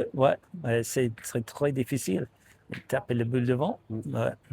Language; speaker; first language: French; non-native, learner; English